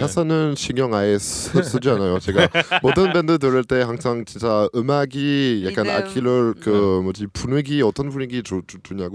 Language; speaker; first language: Korean; non-native, learner; French